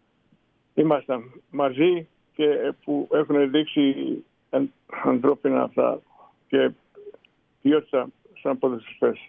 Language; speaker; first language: Greek; non-native, fluent; Serbian